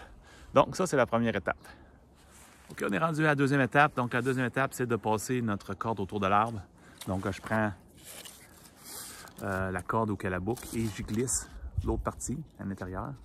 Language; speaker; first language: French; native; French